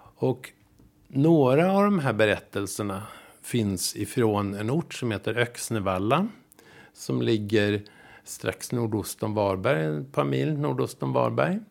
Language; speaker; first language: Swedish; native; Swedish